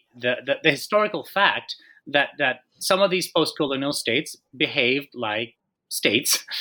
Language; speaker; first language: English; non-native, fluent; Spanish